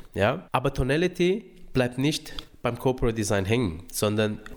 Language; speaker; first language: German; early bilingual, other home language; Romanian